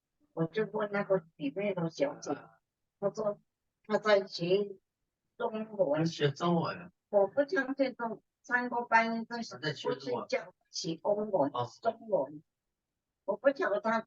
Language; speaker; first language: Chinese; early bilingual, heritage; Chinese